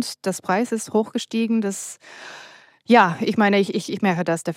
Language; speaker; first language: German; non-native, fluent; English